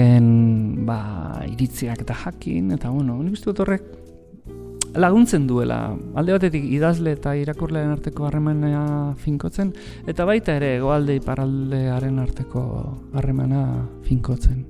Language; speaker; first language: Basque; native; Basque